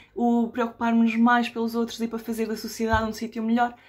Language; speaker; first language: Portuguese; early bilingual, other home language; Spanish